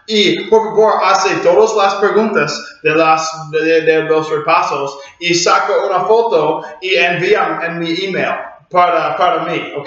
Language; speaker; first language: Spanish; non-native, learner; English